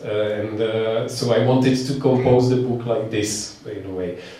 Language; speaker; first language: English; non-native, fluent; Czech